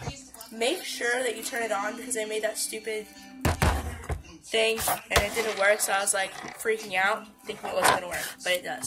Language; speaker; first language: English; native; English